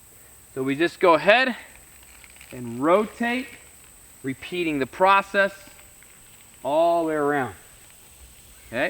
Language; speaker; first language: English; native; English